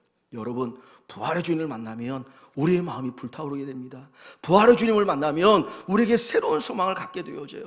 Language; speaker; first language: Korean; native; Korean